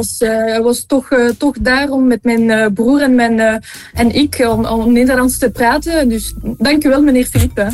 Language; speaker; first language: Dutch; non-native, local second language; French